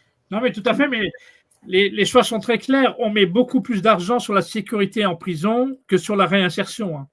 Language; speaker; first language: French; native; French